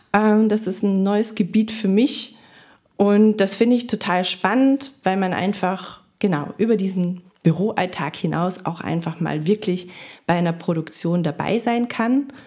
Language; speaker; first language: German; native; German